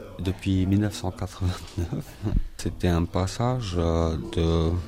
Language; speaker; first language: French; non-native, local second language; Arabic